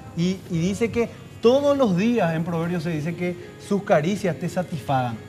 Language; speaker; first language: Spanish; native; Spanish